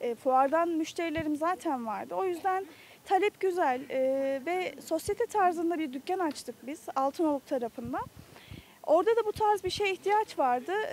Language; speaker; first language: Turkish; native; Turkish